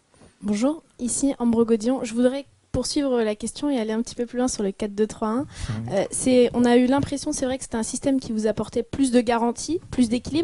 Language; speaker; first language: French; native; French